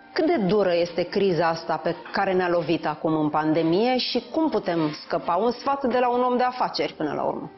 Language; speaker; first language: Romanian; native; Romanian